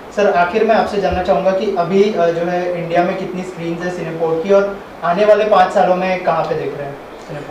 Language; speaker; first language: Hindi; native; Hindi